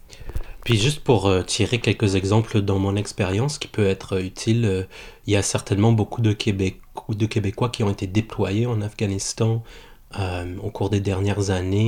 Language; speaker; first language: French; native; French